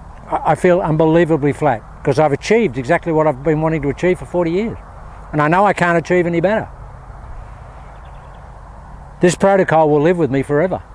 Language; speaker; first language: English; native; English